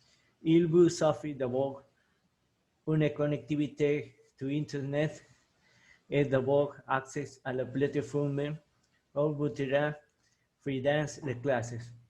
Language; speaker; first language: French; non-native, learner; Spanish